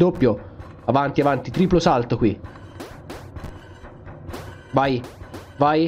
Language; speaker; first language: Italian; native; Italian